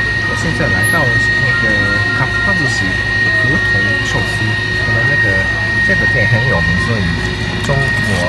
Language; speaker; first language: Chinese; non-native, fluent; Japanese